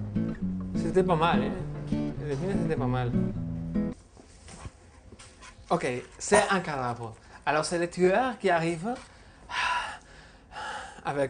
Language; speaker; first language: French; non-native, fluent; Spanish